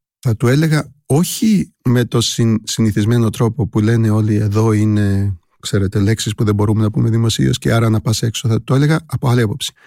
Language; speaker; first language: Greek; native; Greek